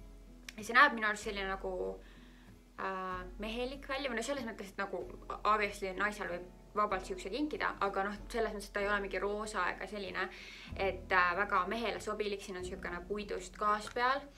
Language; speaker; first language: Estonian; native; Estonian